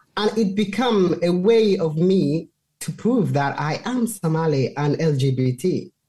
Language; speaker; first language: English; non-native, fluent; Somali